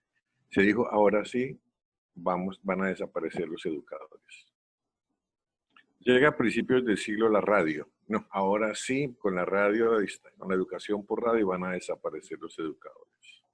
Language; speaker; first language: Spanish; native; Spanish